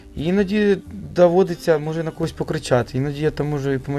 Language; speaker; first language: Ukrainian; native; Ukrainian